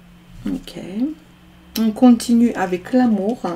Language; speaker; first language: French; native; French